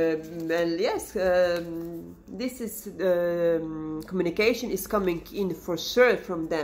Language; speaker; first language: English; non-native, fluent; Serbian